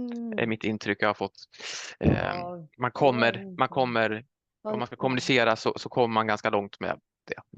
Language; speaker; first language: Swedish; native; Swedish